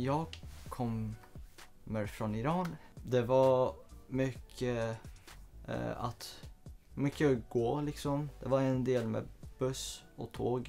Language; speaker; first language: Swedish; non-native, fluent; Persian